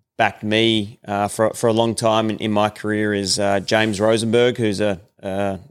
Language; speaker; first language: English; native; English